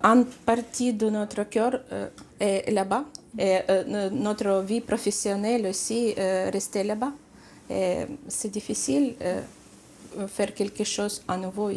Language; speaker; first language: French; non-native, learner; Ukrainian